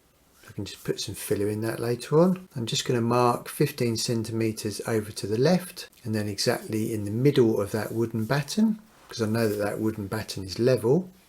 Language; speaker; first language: English; native; English